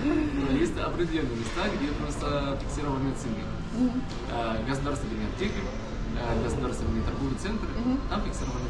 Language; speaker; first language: Russian; non-native, fluent; Arabic